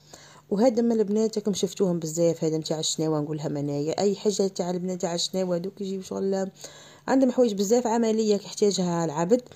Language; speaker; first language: Arabic; native; Arabic